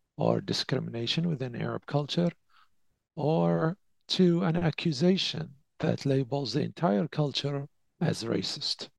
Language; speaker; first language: English; non-native, fluent; Arabic